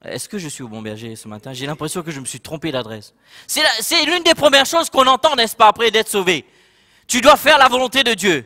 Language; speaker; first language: French; non-native, local second language; Morisyen